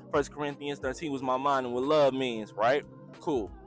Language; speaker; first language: English; native; English